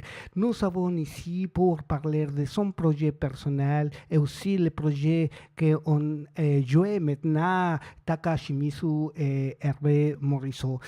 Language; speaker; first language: French; non-native, learner; Spanish